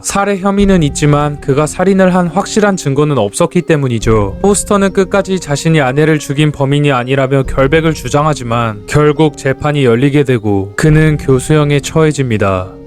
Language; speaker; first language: Korean; native; Korean